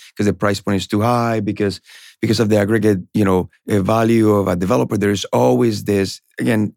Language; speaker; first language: English; non-native, fluent; Spanish